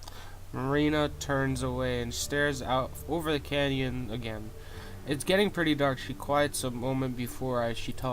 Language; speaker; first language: English; native; English